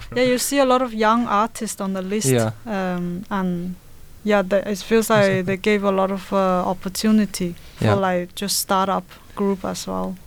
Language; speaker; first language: English; non-native, learner; Chinese